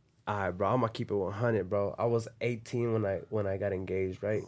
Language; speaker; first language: English; early bilingual, other home language; Spanish